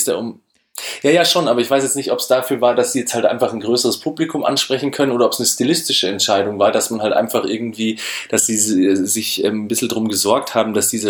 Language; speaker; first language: German; native; German